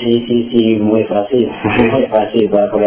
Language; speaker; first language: Spanish; non-native, learner; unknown